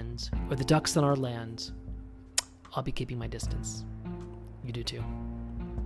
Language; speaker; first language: English; native; English